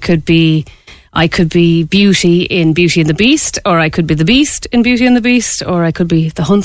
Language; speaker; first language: English; native; English